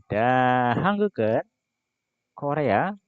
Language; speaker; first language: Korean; non-native, fluent; Indonesian